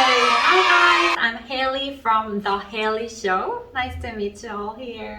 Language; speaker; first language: English; non-native, fluent; Korean